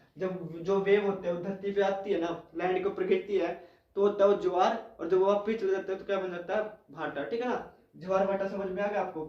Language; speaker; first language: Hindi; native; Hindi